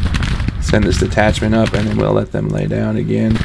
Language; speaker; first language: English; native; English